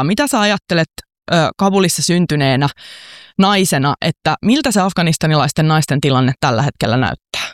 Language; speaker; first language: Finnish; native; Finnish